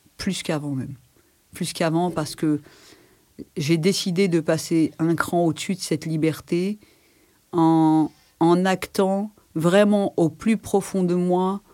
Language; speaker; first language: French; native; French